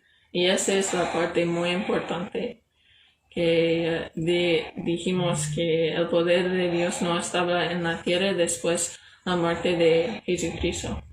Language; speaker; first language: Spanish; non-native, learner; English